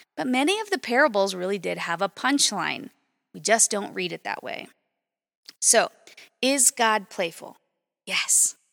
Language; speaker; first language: English; native; English